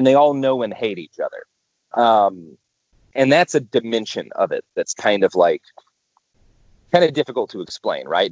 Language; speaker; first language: English; native; English